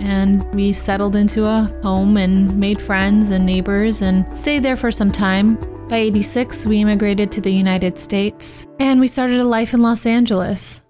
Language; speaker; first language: English; native; English